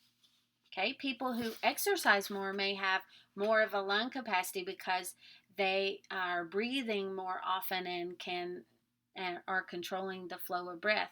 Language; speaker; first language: English; native; English